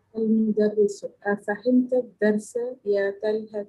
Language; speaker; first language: Arabic; non-native, learner; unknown